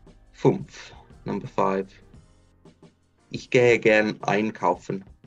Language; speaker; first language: German; non-native, fluent; English